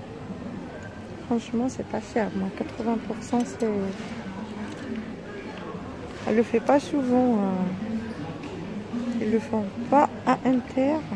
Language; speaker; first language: French; native; French